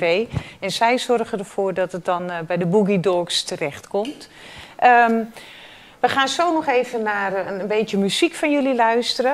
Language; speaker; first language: Dutch; native; Dutch